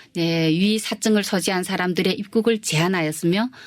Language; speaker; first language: Korean; early bilingual, heritage; Korean